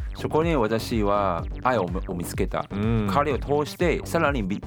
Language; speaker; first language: Japanese; non-native, fluent; Chinese